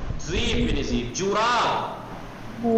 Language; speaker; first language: Persian; non-native, fluent; Urdu